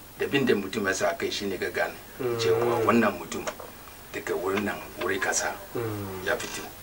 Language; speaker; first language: Hausa; non-native, local second language; Ibibio